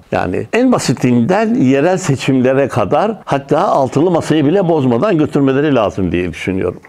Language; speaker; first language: Turkish; native; Turkish